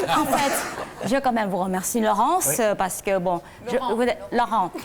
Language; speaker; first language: French; non-native, learner; Vietnamese